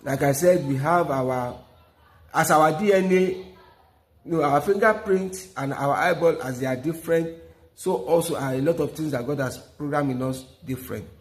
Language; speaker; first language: English; non-native, local second language; Yoruba